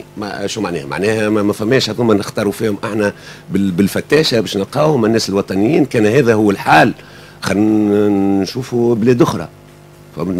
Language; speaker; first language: Arabic; native; Arabic